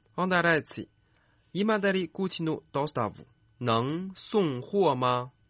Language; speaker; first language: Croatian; non-native, fluent; Chinese